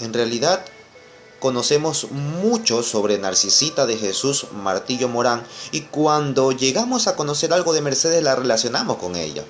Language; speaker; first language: Spanish; native; Spanish